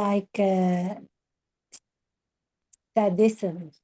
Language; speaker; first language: English; non-native, learner; Arabic